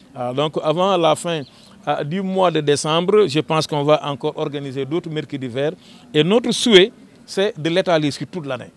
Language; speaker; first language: French; non-native, local second language; Wolof